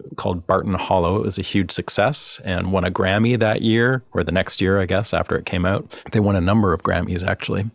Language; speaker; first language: English; native; English